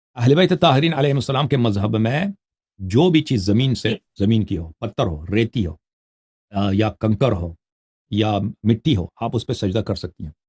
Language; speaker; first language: Urdu; non-native, fluent; Persian